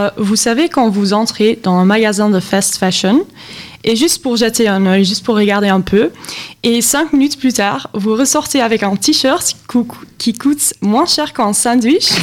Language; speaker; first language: French; non-native, local second language; Dutch